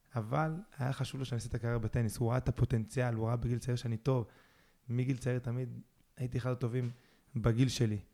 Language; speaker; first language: Hebrew; early bilingual, other home language; Spanish